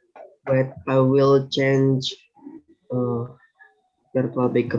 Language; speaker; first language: English; non-native, learner; Indonesian